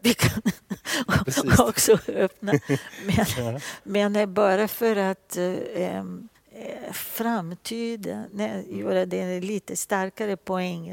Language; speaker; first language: Swedish; non-native, fluent; Portuguese